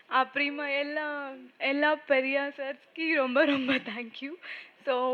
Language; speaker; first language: Tamil; non-native, learner; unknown